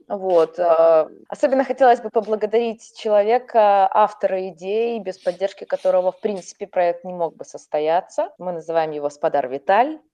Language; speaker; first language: Russian; non-native, local second language; Belarusian